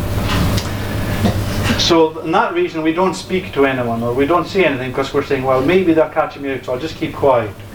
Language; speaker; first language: English; native; English